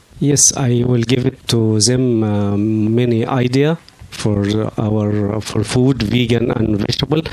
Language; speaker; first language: English; non-native, learner; Arabic